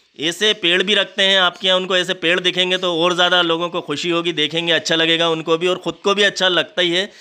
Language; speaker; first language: Hindi; native; Hindi